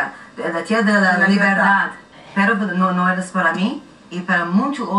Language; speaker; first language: Spanish; non-native, learner; Portuguese